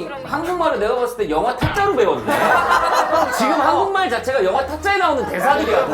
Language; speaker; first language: Korean; native; Korean